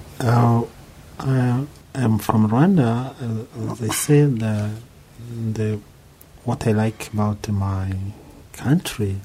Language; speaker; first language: English; non-native, local second language; Kinyarwanda